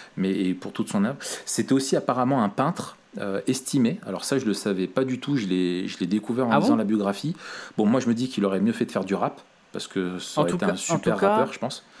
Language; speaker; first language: French; native; French